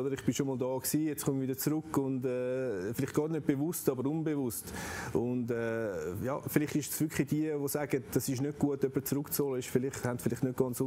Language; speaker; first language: German; native; German